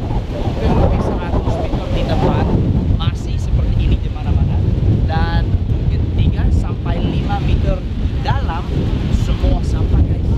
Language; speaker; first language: Indonesian; non-native, fluent; English